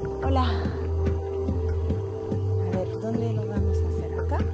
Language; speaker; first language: Spanish; non-native, fluent; French